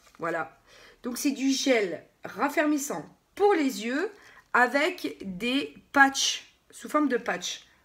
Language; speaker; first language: French; native; French